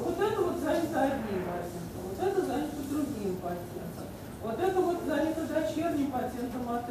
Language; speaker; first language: Russian; native; Russian